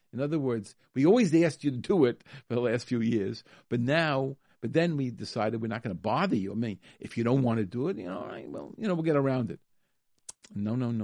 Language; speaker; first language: English; native; English